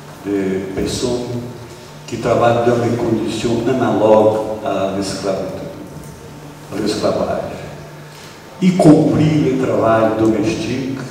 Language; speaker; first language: French; non-native, learner; Portuguese